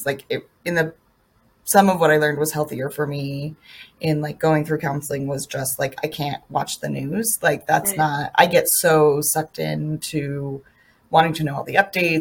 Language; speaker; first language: English; native; English